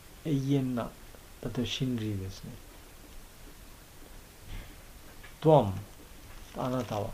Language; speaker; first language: Japanese; non-native, learner; Bangla